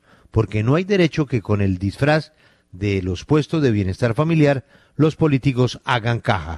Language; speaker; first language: Spanish; native; Spanish